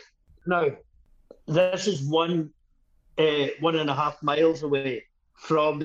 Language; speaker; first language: English; native; English